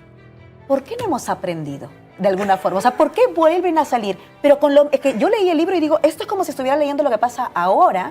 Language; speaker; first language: Spanish; native; Spanish